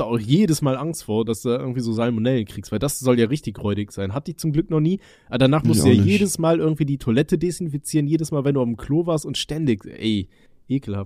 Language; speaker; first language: German; native; German